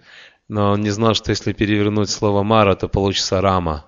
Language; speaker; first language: Russian; native; Russian